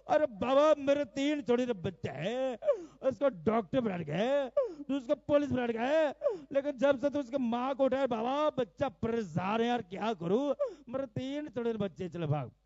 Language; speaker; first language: Hindi; non-native, local second language; Gujarati